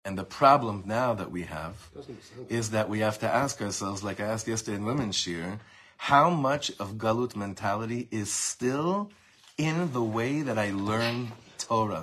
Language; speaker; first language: English; native; English